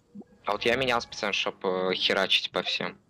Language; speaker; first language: Russian; native; Russian